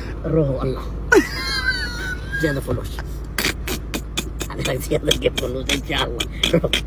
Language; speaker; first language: Arabic; non-native, learner; Urdu